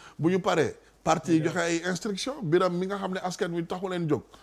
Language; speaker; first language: Wolof; non-native, local second language; Serer